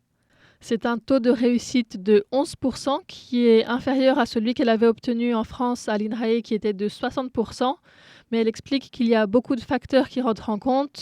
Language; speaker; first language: French; non-native, fluent; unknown